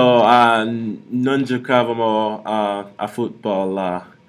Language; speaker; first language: Italian; non-native, learner; English